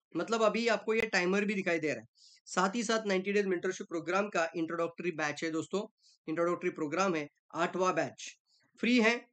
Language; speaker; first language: Hindi; non-native, local second language; Marathi